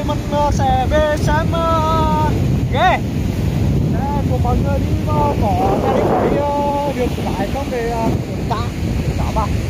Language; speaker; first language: Vietnamese; native; Vietnamese